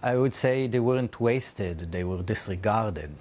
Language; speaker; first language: English; non-native, fluent; Hebrew